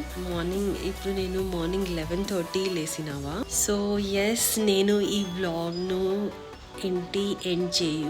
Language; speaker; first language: Telugu; non-native, learner; Kannada